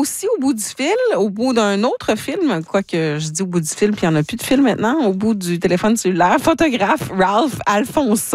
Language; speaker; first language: French; native; French